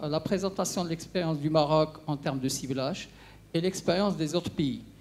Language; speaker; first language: French; non-native, local second language; Arabic